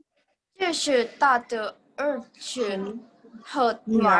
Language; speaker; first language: Chinese; non-native, learner; Indonesian